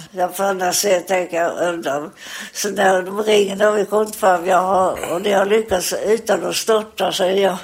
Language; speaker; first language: Swedish; native; Swedish